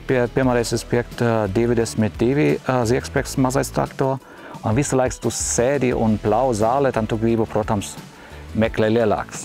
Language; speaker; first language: Latvian; non-native, learner; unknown